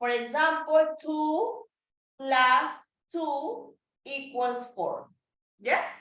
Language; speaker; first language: English; non-native, fluent; Spanish